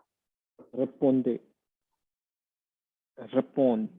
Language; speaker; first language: French; non-native, learner; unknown